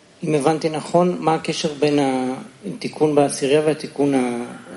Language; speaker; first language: Hebrew; non-native, fluent; Russian